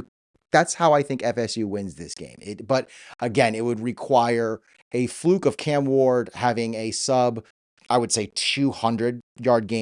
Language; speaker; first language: English; native; English